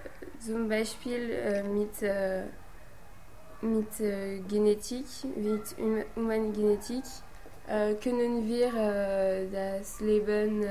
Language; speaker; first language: German; non-native, learner; French